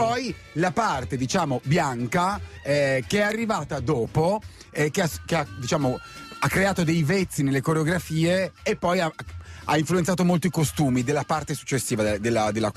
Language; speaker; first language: Italian; native; Italian